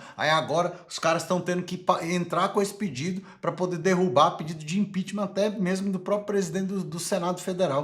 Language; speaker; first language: Portuguese; native; Portuguese